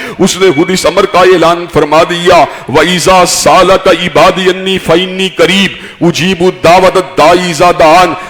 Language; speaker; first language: Urdu; non-native, local second language; Punjabi